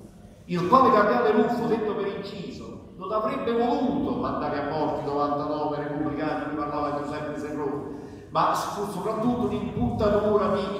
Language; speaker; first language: Italian; native; Italian